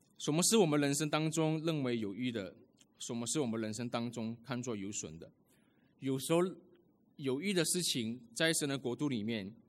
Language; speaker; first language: Chinese; early bilingual, heritage; Chinese